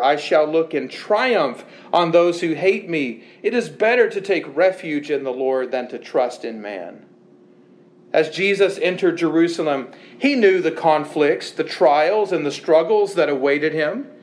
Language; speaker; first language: English; native; English